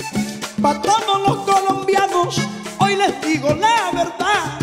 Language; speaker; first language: Spanish; native; Spanish